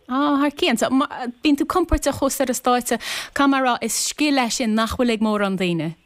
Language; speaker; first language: Irish; native; Irish